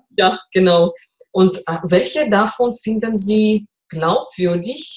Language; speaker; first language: German; non-native, fluent; Russian